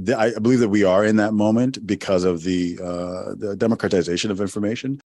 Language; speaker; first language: English; non-native, local second language; Igbo